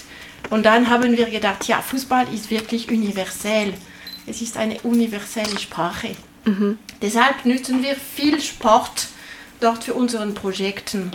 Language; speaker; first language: German; non-native, learner; French